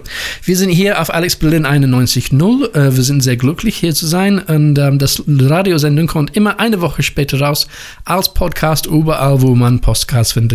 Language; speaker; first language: German; non-native, learner; English